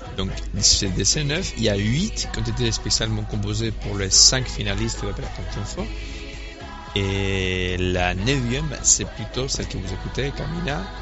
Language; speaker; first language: French; non-native, fluent; Spanish